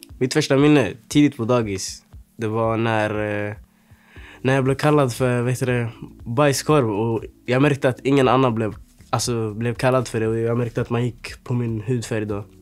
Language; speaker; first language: Swedish; early bilingual, other home language; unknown